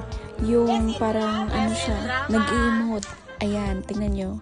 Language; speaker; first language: Filipino; native; Filipino